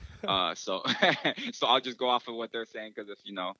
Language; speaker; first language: English; early bilingual, other home language; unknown